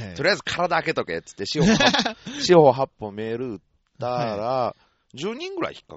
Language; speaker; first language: Japanese; native; Japanese